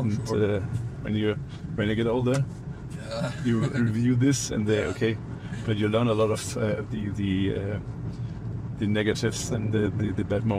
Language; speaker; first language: English; non-native, fluent; German